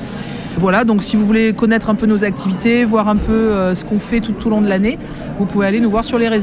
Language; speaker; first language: French; native; French